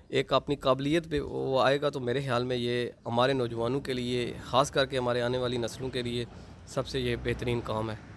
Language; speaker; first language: Urdu; non-native, local second language; Pahari-Potwari